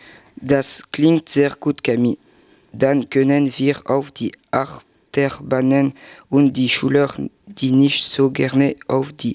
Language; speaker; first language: German; non-native, learner; French